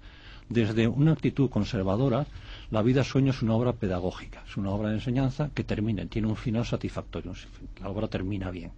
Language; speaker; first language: Spanish; native; Spanish